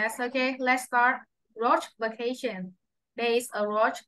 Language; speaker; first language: English; non-native, fluent; Vietnamese